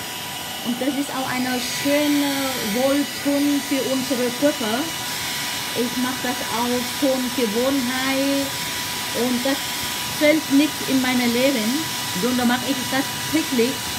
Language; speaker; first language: German; non-native, learner; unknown